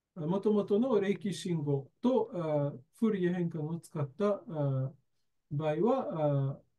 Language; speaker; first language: Japanese; native; Japanese